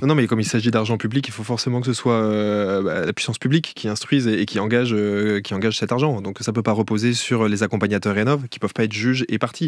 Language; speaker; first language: French; native; French